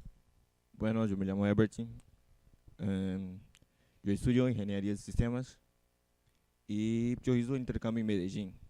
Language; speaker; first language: Spanish; non-native, learner; Portuguese